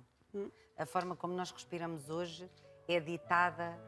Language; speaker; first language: Portuguese; native; Portuguese